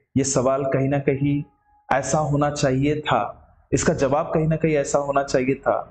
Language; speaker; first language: Hindi; non-native, local second language; Marathi